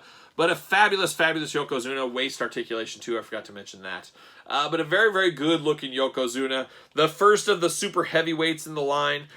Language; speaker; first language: English; native; English